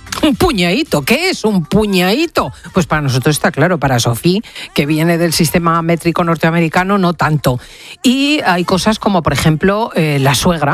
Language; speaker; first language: Spanish; native; Spanish